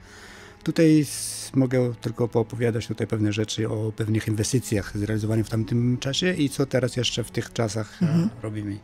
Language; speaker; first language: Polish; non-native, fluent; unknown